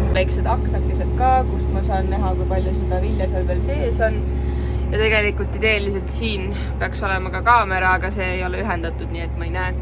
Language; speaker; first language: Estonian; native; Estonian